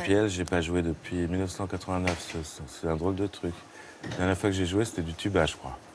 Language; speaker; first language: French; native; French